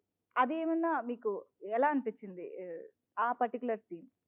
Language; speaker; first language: Telugu; native; Telugu